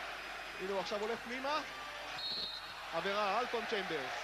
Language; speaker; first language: Hebrew; native; Hebrew